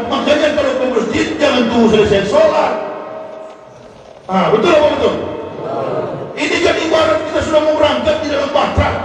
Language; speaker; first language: Indonesian; native; Indonesian